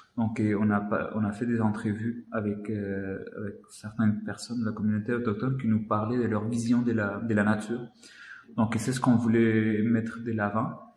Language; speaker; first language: French; non-native, fluent; Spanish